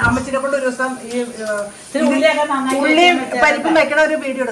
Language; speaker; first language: Malayalam; native; Malayalam